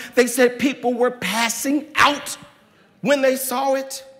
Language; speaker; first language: English; native; English